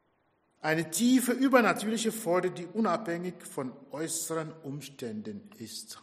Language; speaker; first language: German; non-native, fluent; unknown